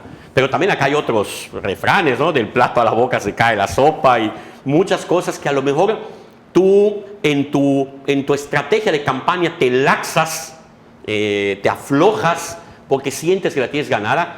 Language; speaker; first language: Spanish; native; Spanish